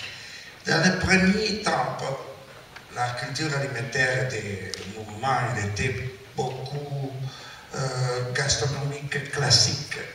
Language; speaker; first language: French; non-native, learner; Italian